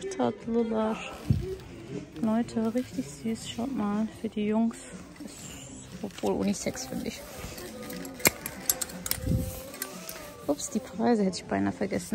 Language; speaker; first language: German; early bilingual, other home language; Turkish